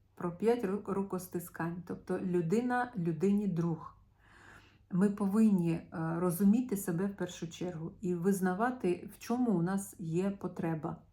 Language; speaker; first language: Ukrainian; non-native, local second language; Russian